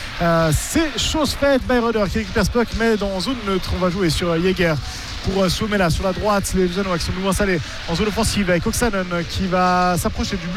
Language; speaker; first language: French; native; French